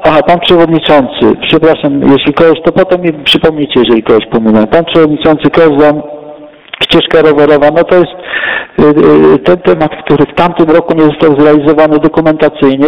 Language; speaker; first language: Polish; native; Polish